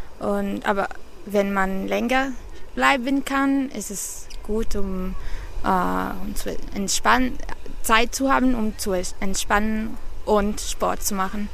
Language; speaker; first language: German; non-native, fluent; Italian